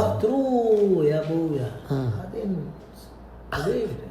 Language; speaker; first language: Arabic; non-native, learner; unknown